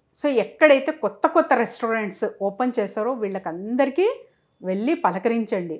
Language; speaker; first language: Telugu; non-native, local second language; Urdu